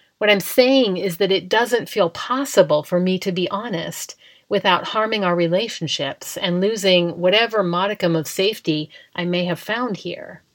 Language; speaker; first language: English; native; English